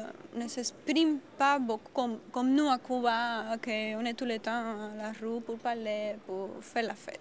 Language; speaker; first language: French; non-native, fluent; Spanish